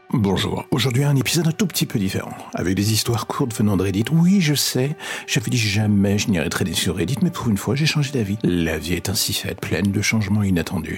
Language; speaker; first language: French; native; French